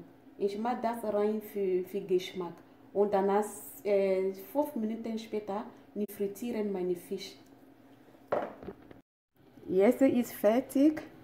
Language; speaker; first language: German; non-native, learner; French